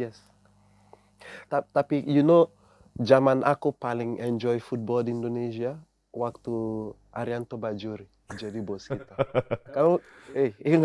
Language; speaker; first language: Indonesian; non-native, fluent; English